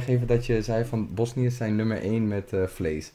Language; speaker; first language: Dutch; early bilingual, other home language; Bosnian